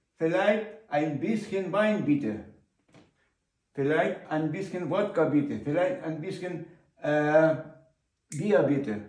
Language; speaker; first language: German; non-native, learner; Ukrainian